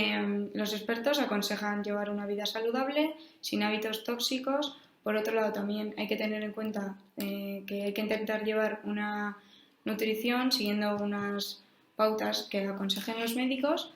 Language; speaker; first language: Spanish; native; Spanish